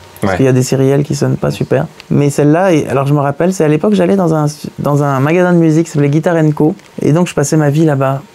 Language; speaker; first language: French; native; French